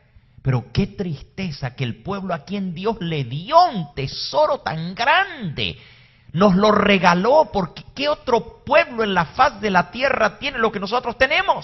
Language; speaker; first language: Spanish; native; Spanish